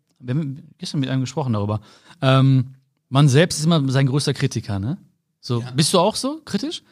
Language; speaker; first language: German; native; German